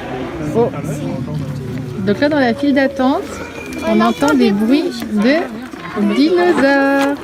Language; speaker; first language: French; native; French